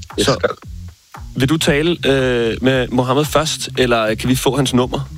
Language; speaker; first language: Danish; native; Danish